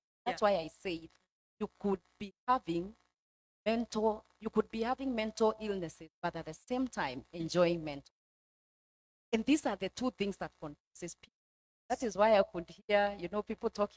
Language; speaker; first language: English; non-native, local second language; Swahili